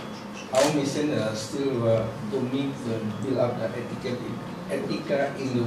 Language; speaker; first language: English; non-native, learner; Indonesian